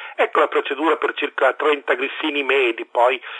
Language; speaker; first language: Italian; native; Italian